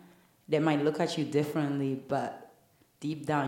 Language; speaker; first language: English; non-native, fluent; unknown